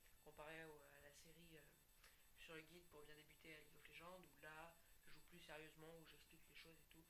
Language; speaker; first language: French; native; French